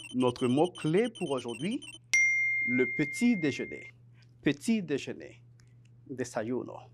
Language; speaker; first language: French; non-native, fluent; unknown